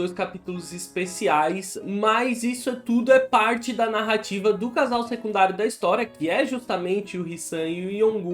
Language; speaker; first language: Portuguese; native; Portuguese